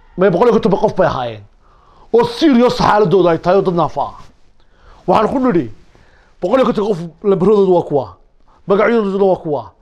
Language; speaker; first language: Somali; native; Somali